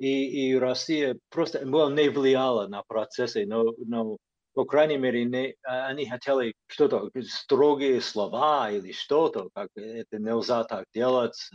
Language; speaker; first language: Russian; non-native, fluent; English